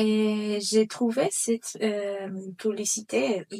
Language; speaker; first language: French; non-native, fluent; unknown